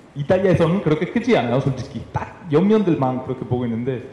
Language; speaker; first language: Korean; non-native, fluent; Italian